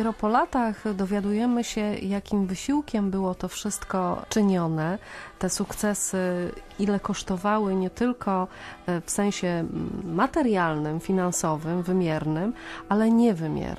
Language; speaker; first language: Polish; native; Polish